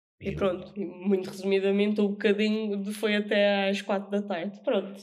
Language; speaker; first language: Portuguese; native; Portuguese